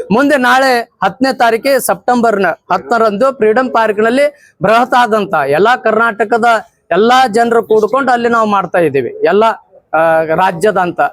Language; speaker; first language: Kannada; non-native, local second language; Lambadi